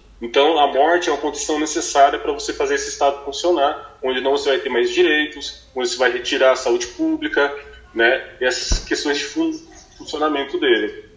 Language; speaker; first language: Portuguese; native; Portuguese